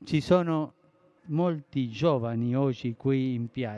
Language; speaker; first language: Italian; non-native, fluent; Spanish